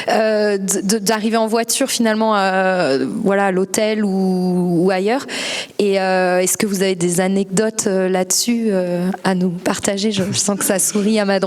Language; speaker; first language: French; native; French